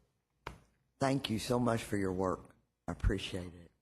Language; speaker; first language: English; native; English